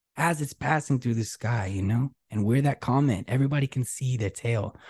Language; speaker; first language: English; early bilingual, other home language; Spanish